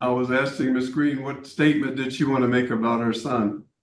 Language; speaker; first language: English; native; English